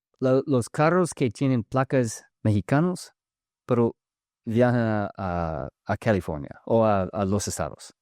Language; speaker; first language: Spanish; early bilingual, heritage; English